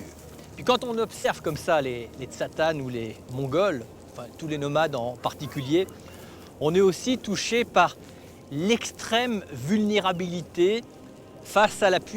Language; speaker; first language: French; native; French